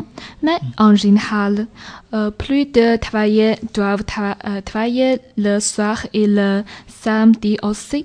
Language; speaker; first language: French; non-native, learner; Chinese